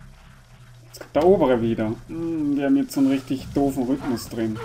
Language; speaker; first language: German; native; German